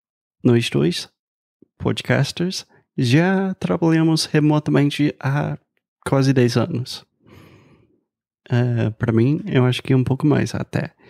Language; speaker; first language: Portuguese; non-native, fluent; English